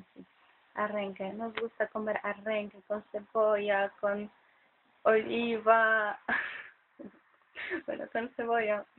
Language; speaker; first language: Spanish; non-native, fluent; Polish